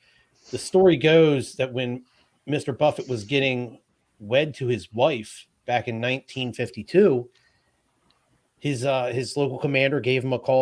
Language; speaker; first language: English; native; English